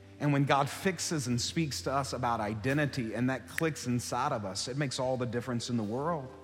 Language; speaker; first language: English; native; English